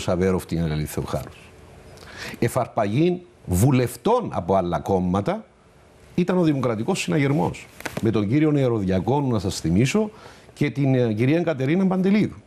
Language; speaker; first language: Greek; native; Greek